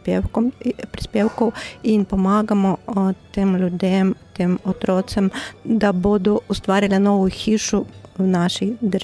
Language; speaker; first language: Slovenian; non-native, fluent; Russian